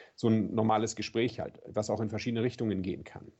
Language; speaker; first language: German; native; German